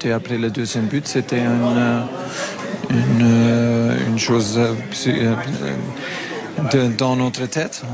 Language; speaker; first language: French; non-native, fluent; German